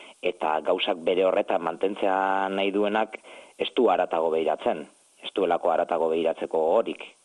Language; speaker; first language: Basque; native; Basque